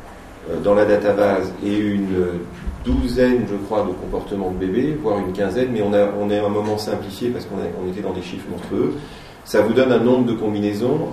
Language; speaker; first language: French; native; French